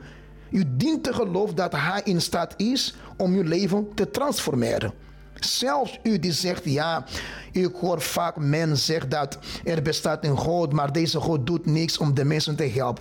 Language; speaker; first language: Dutch; non-native, fluent; Portuguese